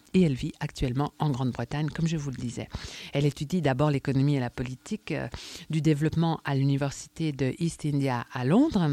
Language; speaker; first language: French; native; French